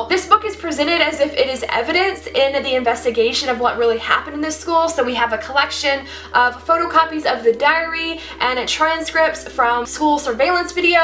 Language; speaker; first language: English; native; English